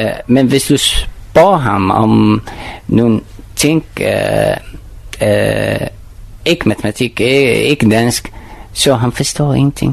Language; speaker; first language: Danish; non-native, learner; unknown